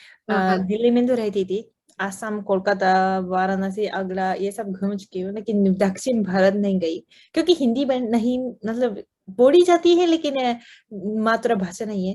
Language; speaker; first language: Hindi; non-native, fluent; Japanese